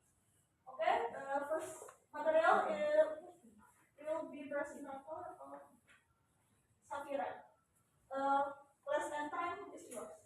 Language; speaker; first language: English; non-native, learner; Indonesian